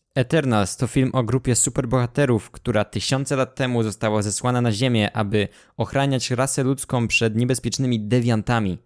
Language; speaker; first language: Polish; native; Polish